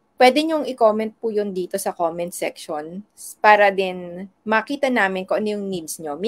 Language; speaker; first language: Filipino; non-native, local second language; Iloko